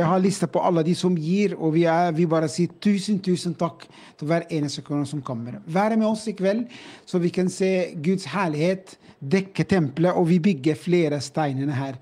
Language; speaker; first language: Norwegian; non-native, fluent; Arabic